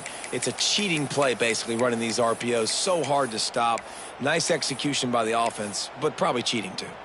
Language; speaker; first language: English; native; English